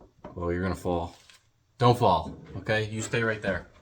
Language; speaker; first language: English; native; English